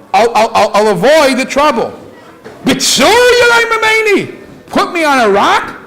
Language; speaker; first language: English; native; English